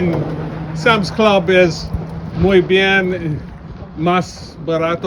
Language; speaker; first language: Spanish; non-native, learner; English